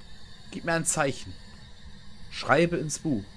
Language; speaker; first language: German; native; German